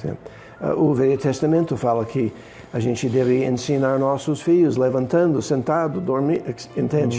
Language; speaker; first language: Portuguese; non-native, fluent; English